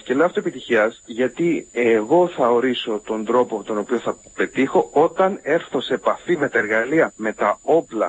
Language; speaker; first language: Greek; native; Greek